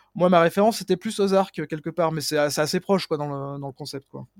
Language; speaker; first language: French; native; French